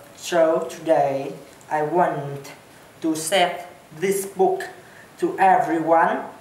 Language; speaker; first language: English; non-native, learner; Chinese